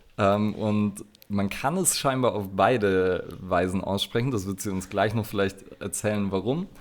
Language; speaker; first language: German; native; German